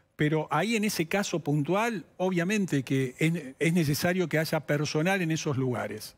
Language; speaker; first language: Spanish; native; Spanish